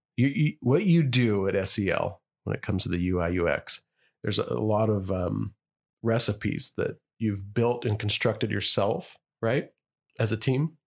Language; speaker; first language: English; native; English